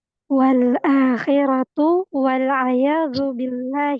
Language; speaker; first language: Arabic; non-native, learner; Indonesian